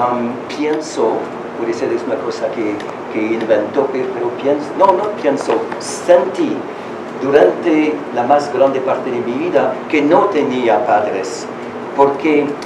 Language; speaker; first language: Spanish; non-native, learner; French